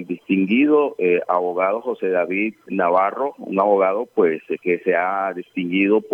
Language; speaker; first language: Spanish; native; Spanish